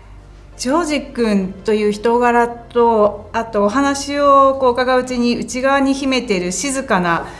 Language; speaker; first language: Japanese; native; Japanese